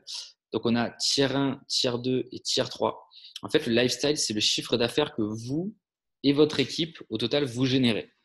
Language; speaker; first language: French; native; French